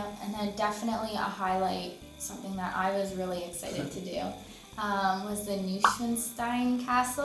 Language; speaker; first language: English; native; English